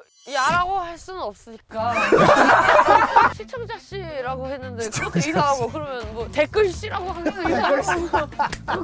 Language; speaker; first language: Korean; native; Korean